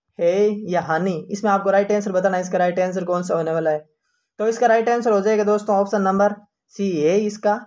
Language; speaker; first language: Hindi; native; Hindi